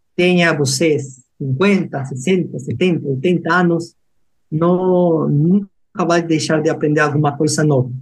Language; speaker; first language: Portuguese; non-native, fluent; Spanish